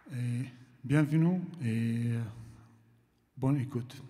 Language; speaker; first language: French; non-native, learner; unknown